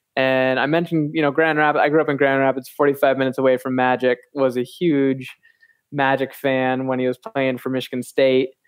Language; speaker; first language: English; native; English